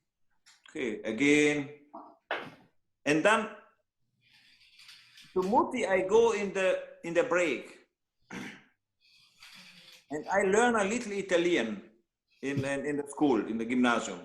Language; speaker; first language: English; non-native, learner; Hungarian